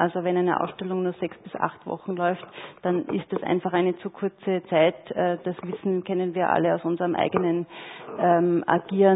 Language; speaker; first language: German; native; German